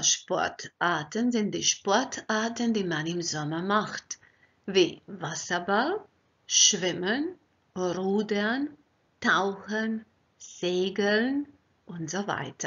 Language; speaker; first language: German; non-native, fluent; Croatian